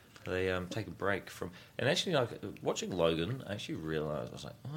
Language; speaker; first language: English; native; English